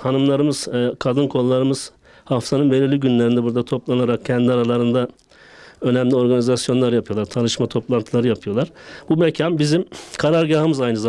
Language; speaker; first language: Turkish; native; Turkish